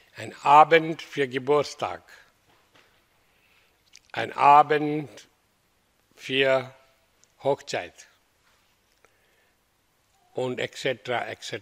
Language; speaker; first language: German; non-native, learner; Hindi